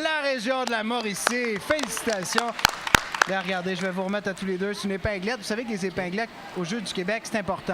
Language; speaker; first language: French; native; French